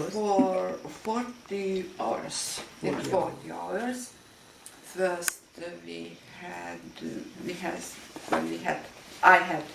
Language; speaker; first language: English; non-native, learner; Hungarian